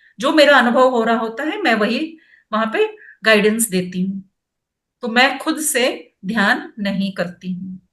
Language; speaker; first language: Hindi; non-native, local second language; Kannada